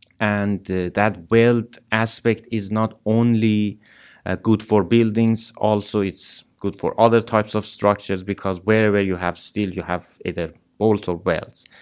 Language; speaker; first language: English; non-native, fluent; Persian